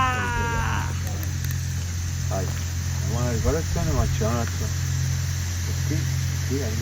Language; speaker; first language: Italian; native; Italian